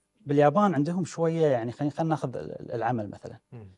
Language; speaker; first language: Arabic; native; Arabic